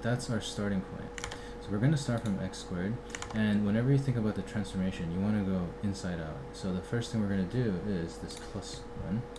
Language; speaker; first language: English; native; English